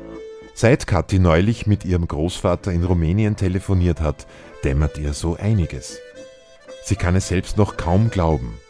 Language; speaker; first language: German; native; German